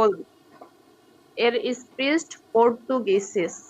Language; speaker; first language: German; non-native, learner; Bangla